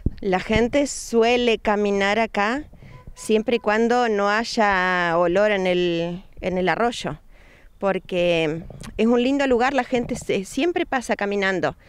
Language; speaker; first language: Spanish; native; Spanish